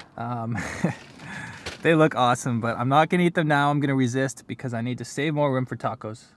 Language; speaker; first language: English; native; English